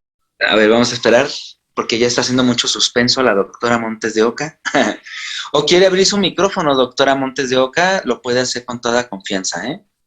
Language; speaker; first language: Spanish; native; Spanish